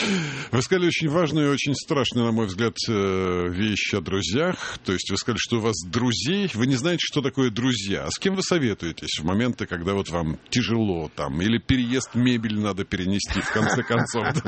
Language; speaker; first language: Russian; native; Russian